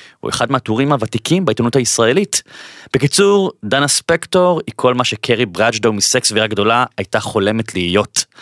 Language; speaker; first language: Hebrew; native; Hebrew